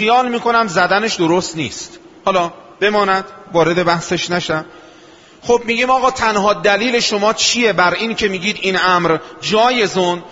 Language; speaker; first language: Persian; non-native, local second language; Azerbaijani